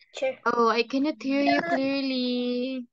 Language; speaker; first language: English; non-native, fluent; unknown